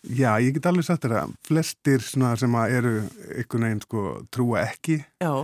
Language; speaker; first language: Icelandic; native; Icelandic